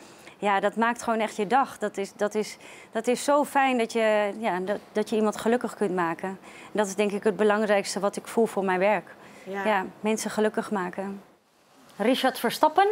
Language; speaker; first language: Dutch; native; Dutch